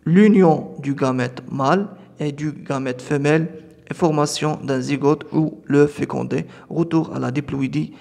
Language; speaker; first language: French; non-native, local second language; Arabic